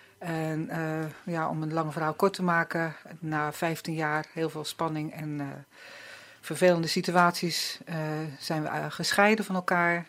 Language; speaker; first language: Dutch; native; Dutch